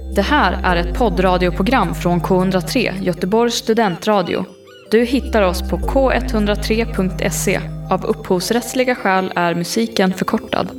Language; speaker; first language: Swedish; native; Swedish